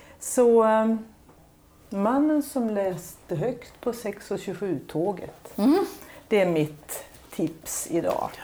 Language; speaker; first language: Swedish; native; Swedish